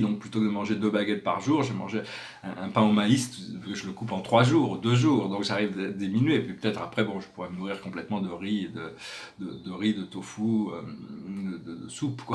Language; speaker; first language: French; native; French